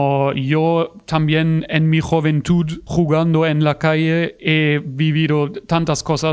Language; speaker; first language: Spanish; non-native, fluent; German